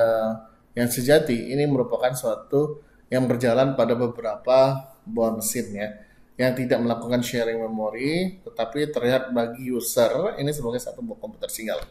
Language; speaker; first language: Indonesian; native; Indonesian